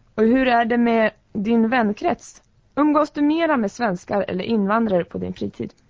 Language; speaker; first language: Swedish; native; Swedish